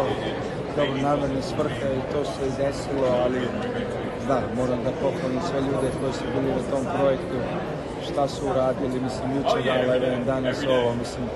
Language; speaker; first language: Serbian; early bilingual, heritage; Slovenian